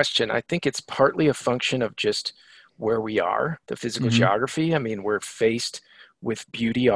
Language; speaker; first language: English; native; English